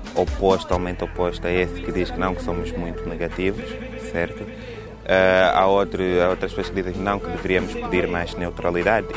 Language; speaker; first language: Portuguese; non-native, fluent; Italian